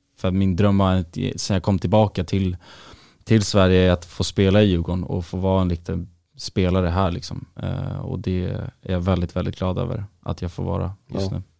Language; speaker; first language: Swedish; native; Swedish